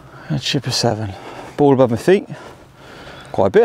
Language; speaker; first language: English; native; English